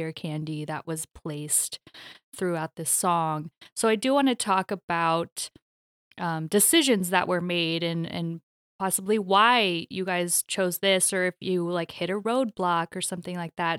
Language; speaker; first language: English; native; English